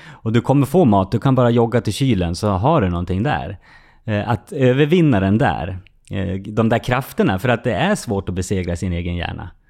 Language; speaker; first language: Swedish; native; Swedish